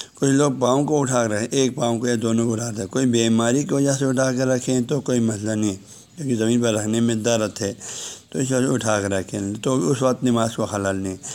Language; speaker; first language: Urdu; non-native, local second language; Balti